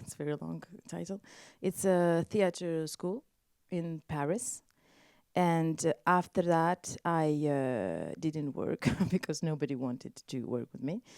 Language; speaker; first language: English; non-native, learner; French